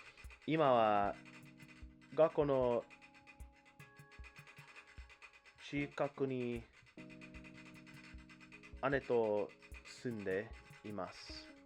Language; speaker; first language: Japanese; non-native, learner; English